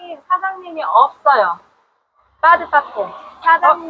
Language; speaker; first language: Korean; non-native, learner; French